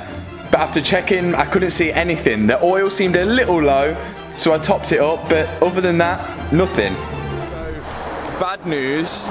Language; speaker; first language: English; native; English